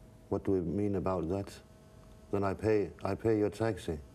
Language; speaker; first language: English; non-native, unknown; Danish